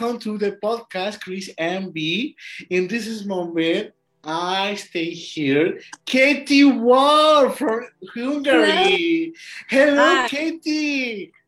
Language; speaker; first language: English; non-native, learner; Spanish